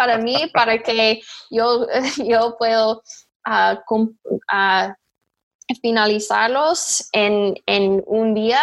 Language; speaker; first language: Spanish; non-native, learner; English